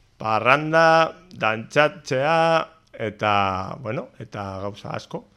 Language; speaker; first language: Basque; non-native, local second language; Spanish